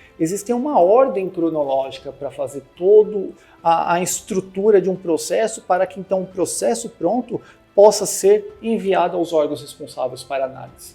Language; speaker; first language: Portuguese; native; Portuguese